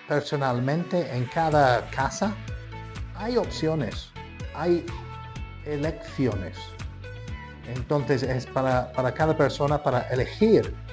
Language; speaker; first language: Spanish; non-native, fluent; English